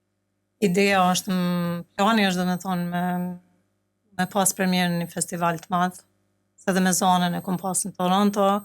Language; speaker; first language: Albanian; native; Albanian